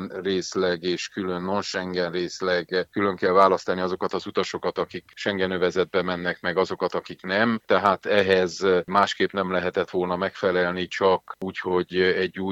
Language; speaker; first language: Hungarian; native; Hungarian